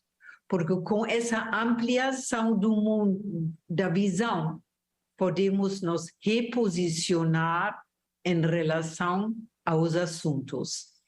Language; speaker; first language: Portuguese; non-native, fluent; German